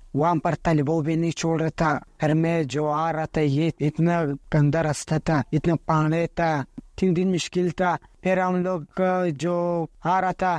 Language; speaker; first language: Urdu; non-native, local second language; Pashto